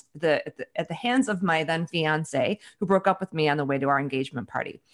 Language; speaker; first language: English; native; English